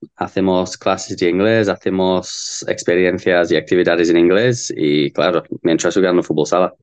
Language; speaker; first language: Spanish; non-native, learner; English